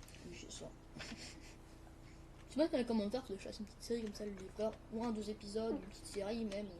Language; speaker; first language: French; native; French